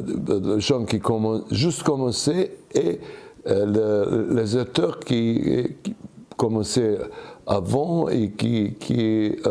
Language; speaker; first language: French; non-native, learner; Serbian